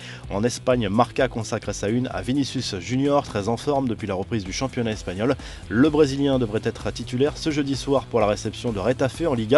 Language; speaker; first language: French; native; French